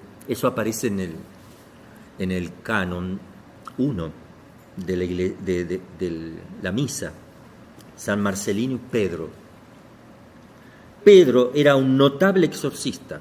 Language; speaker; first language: Spanish; native; Spanish